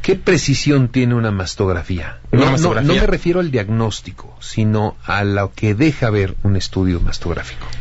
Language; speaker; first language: Spanish; native; Spanish